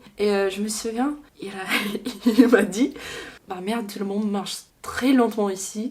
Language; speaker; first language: French; non-native, fluent; English